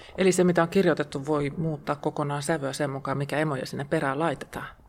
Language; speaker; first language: Finnish; native; Finnish